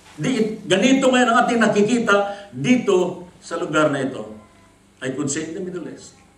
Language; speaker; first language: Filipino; non-native, local second language; Cebuano